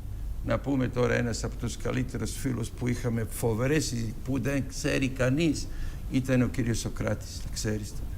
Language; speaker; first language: Greek; non-native, fluent; Serbian